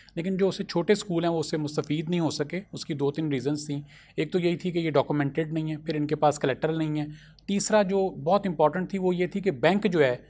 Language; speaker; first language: Urdu; non-native, local second language; Punjabi